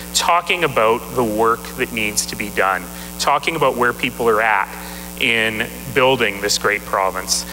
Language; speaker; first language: English; native; English